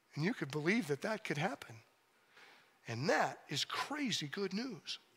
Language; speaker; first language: English; native; English